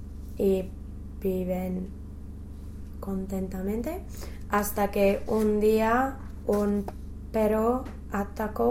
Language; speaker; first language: Spanish; non-native, learner; English